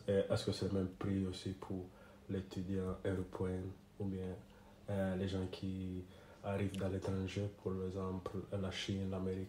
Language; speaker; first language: French; non-native, learner; English